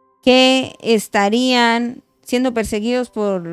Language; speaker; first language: Spanish; native; Spanish